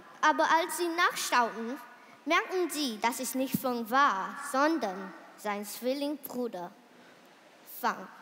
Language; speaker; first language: German; non-native, learner; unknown